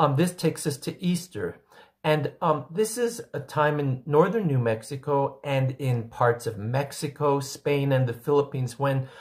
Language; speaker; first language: English; early bilingual, other home language; Spanish